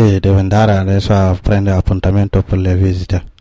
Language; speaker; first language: Italian; non-native, learner; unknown